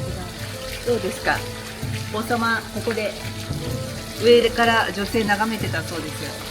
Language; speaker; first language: Japanese; native; Japanese